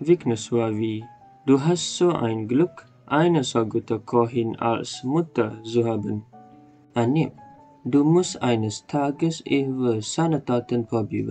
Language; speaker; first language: German; non-native, learner; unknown